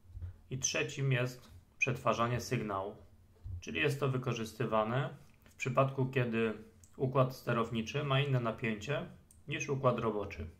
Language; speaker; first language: Polish; native; Polish